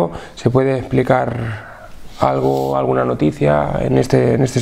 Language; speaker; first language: Spanish; non-native, fluent; Russian